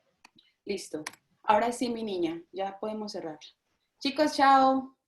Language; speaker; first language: Spanish; native; Spanish